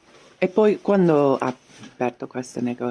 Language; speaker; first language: Italian; non-native, learner; Hungarian